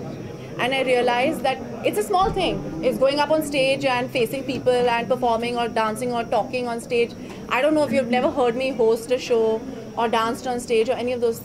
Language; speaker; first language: English; non-native, local second language; Hindi